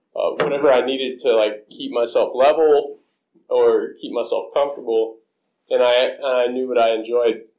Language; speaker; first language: English; native; English